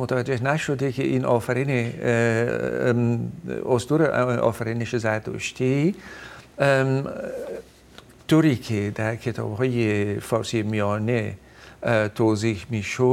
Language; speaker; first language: Persian; non-native, fluent; Dutch